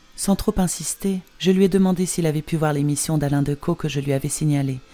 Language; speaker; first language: French; non-native, fluent; Polish